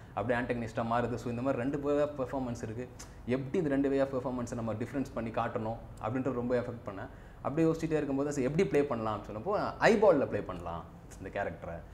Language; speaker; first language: Tamil; native; Tamil